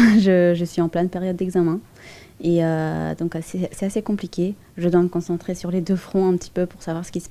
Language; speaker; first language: French; early bilingual, other home language; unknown